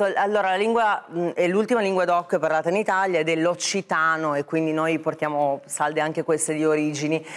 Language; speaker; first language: Italian; native; Italian